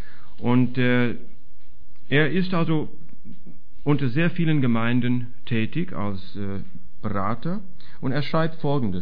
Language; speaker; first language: German; non-native, fluent; English